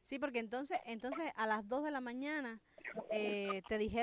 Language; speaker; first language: Spanish; native; Spanish